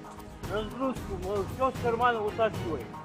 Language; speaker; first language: Russian; native; Russian